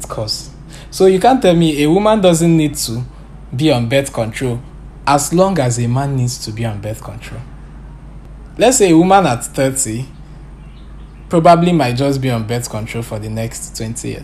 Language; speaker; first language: English; non-native, local second language; Igbo